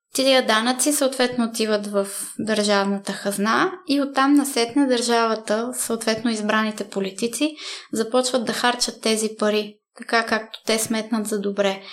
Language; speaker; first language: Bulgarian; early bilingual, heritage; Bulgarian